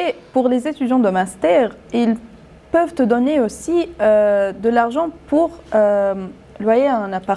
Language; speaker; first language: French; non-native, local second language; Arabic